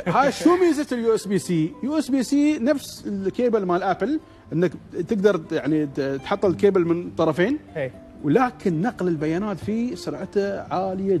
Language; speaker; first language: Arabic; native; Arabic